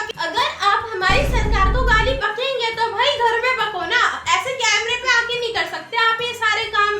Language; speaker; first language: Hindi; native; Hindi